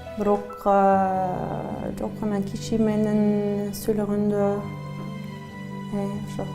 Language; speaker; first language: Kyrgyz; non-native, learner; German